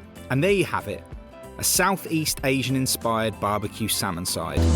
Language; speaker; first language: English; native; English